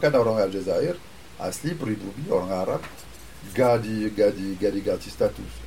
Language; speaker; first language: Indonesian; non-native, fluent; French